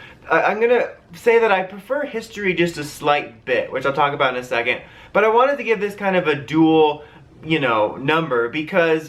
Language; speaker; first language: English; native; English